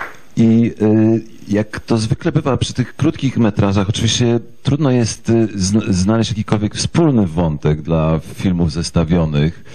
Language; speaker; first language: Polish; native; Polish